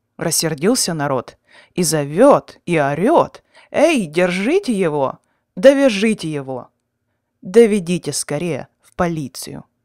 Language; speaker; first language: Russian; native; Russian